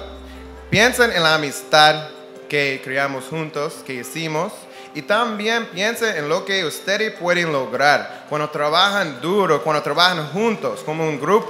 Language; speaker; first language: Spanish; non-native, fluent; English